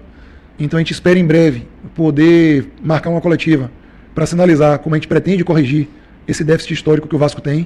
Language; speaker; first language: Portuguese; native; Portuguese